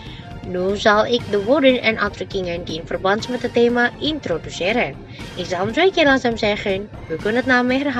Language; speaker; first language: Dutch; non-native, learner; Indonesian